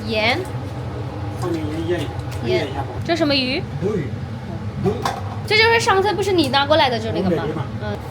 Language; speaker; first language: Chinese; non-native, fluent; Hindi